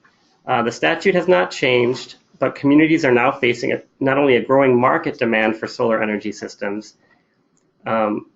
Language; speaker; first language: English; native; English